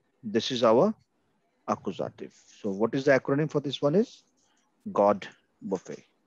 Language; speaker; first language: English; non-native, local second language; Hindi